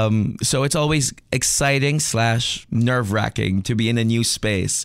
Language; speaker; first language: English; non-native, local second language; Filipino